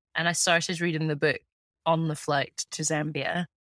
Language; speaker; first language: English; early bilingual, other home language; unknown